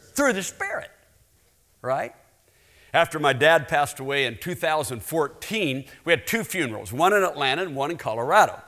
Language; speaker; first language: English; native; English